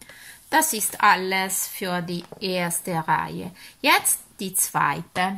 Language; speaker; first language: German; non-native, fluent; Italian